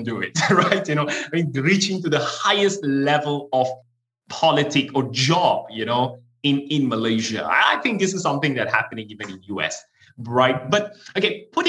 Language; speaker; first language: English; non-native, fluent; Persian